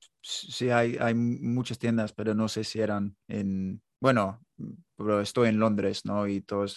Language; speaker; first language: Spanish; non-native, learner; English